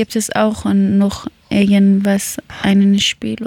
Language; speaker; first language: German; non-native, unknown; Persian